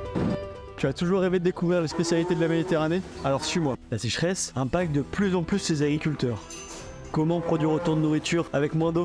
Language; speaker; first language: French; native; French